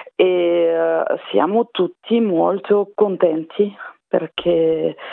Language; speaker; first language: Italian; non-native, fluent; Russian